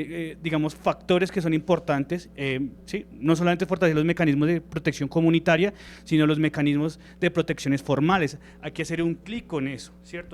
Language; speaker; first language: Spanish; native; Spanish